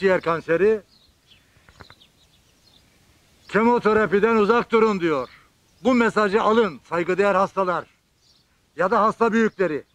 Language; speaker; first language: Turkish; native; Turkish